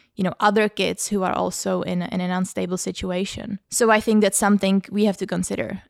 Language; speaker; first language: English; non-native, fluent; Czech